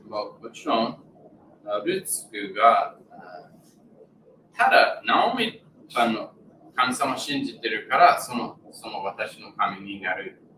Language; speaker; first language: Japanese; non-native, learner; English